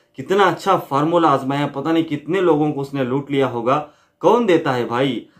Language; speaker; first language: Hindi; native; Hindi